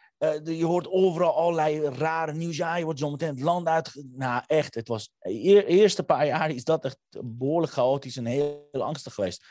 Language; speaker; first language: Dutch; early bilingual, other home language; Armenian